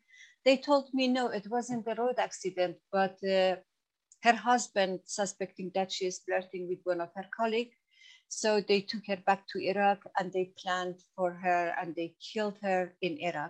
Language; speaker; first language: English; non-native, fluent; Persian